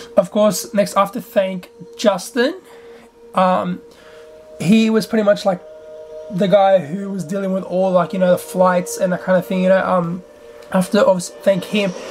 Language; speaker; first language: English; native; English